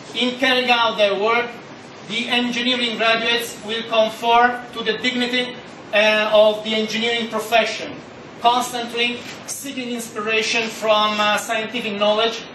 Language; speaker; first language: English; non-native, fluent; Italian